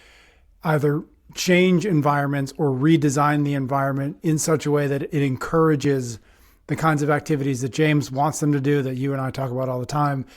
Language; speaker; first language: English; native; English